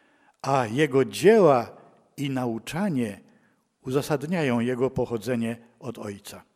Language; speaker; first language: Polish; native; Polish